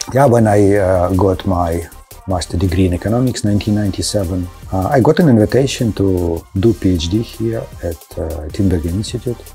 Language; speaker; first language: English; non-native, fluent; Russian